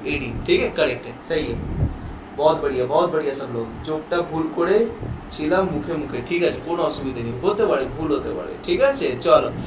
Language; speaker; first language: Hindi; non-native, local second language; Bangla